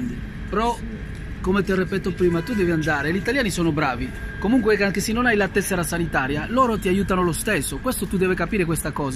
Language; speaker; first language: Italian; non-native, fluent; Spanish